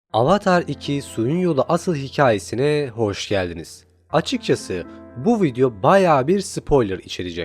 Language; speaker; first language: Turkish; native; Turkish